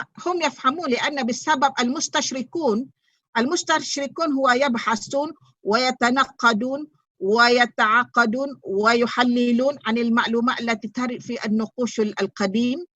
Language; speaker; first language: Arabic; non-native, fluent; Malay